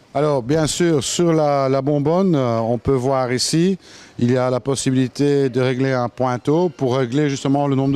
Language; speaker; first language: French; native; French